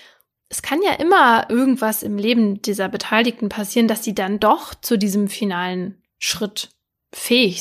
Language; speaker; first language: German; native; German